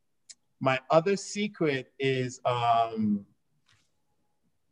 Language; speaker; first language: English; native; English